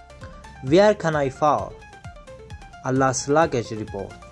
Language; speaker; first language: English; non-native, fluent; Persian